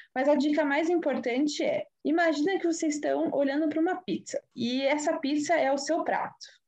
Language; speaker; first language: Portuguese; native; Portuguese